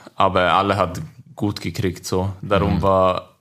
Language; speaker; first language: German; non-native, learner; Swedish